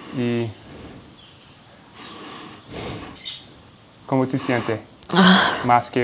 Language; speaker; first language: Spanish; non-native, learner; English